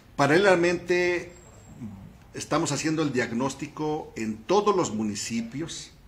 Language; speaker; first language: Spanish; native; Spanish